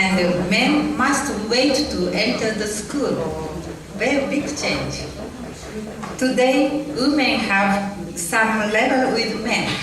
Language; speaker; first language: English; non-native, learner; Japanese